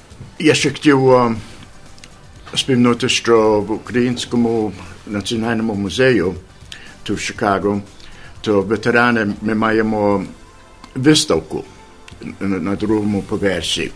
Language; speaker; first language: Ukrainian; early bilingual, heritage; Ukrainian